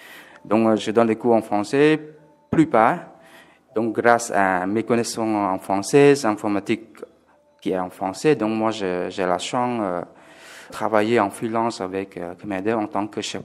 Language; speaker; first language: French; non-native, fluent; Khmer